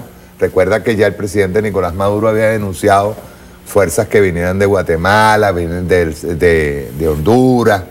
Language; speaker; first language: Spanish; native; Spanish